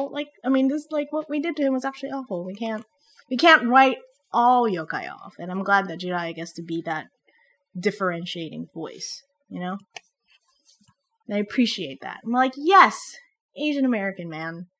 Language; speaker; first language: English; non-native, local second language; Filipino